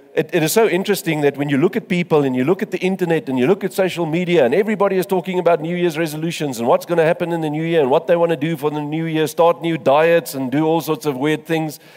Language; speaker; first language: English; non-native, local second language; Afrikaans